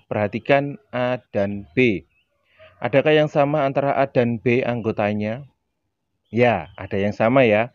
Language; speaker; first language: Indonesian; native; Indonesian